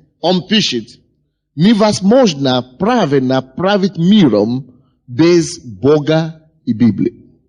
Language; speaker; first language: Russian; non-native, fluent; Yoruba